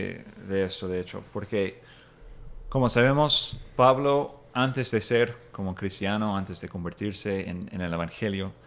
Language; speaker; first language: Spanish; non-native, fluent; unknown